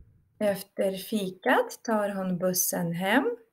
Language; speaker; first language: Swedish; non-native, fluent; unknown